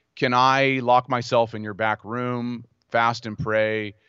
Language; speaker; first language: English; native; English